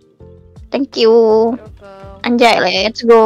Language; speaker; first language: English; non-native, learner; Indonesian